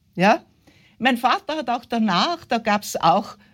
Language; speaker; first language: German; native; German